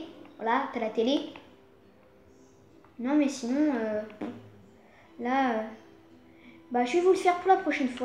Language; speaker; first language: French; native; French